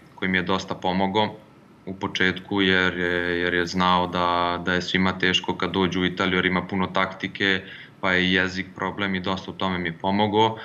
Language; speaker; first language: Serbian; early bilingual, other home language; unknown